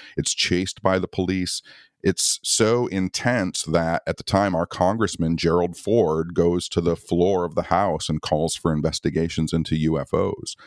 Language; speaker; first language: English; native; English